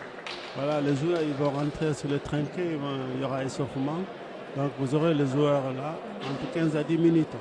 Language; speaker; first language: French; native; French